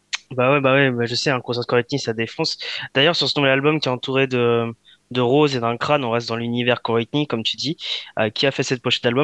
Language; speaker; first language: French; native; French